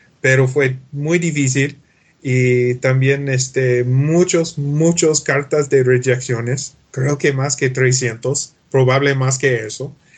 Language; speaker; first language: Spanish; non-native, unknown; English